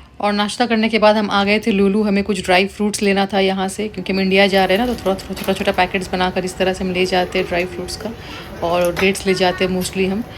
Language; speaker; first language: Hindi; native; Hindi